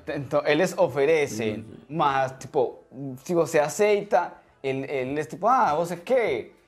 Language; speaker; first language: Portuguese; non-native, learner; Spanish